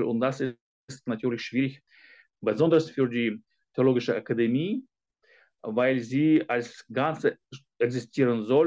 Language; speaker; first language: German; non-native, fluent; Ukrainian